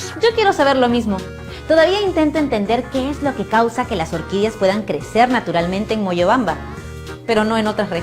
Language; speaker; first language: Spanish; native; Spanish